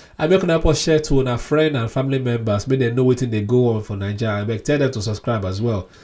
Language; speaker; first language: Nigerian Pidgin; non-native, local second language; Yoruba